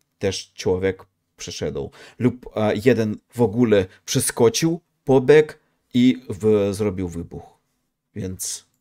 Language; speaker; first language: Polish; non-native, fluent; Russian